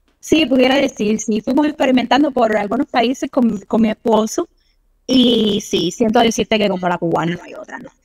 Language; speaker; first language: Spanish; native; Spanish